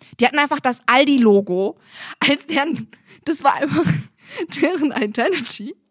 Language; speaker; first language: German; early bilingual, other home language; Turkish